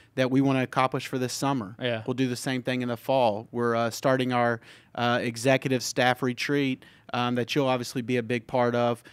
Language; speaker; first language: English; native; English